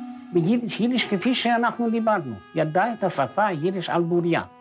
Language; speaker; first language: Hebrew; non-native, fluent; Yiddish